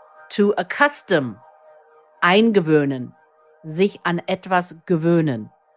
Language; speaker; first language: German; native; German